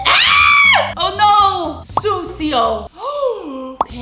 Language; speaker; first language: Spanish; non-native, learner; English